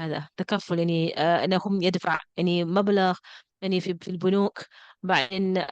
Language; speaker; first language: Arabic; non-native, fluent; English